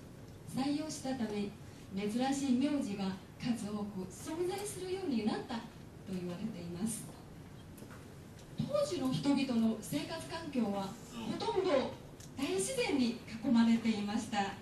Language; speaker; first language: Japanese; non-native, fluent; Chinese